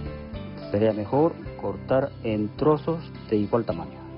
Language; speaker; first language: Spanish; non-native, fluent; Chinese